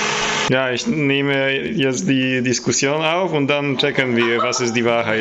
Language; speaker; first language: German; non-native, fluent; Polish